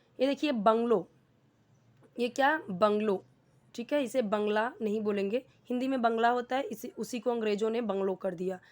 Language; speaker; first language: Hindi; native; Hindi